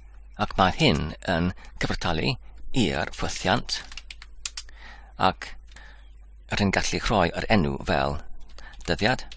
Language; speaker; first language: Welsh; non-native, fluent; English